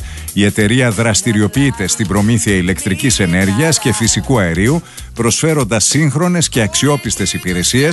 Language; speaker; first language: Greek; native; Greek